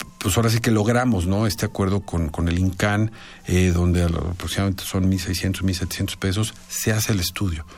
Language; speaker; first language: Spanish; native; Spanish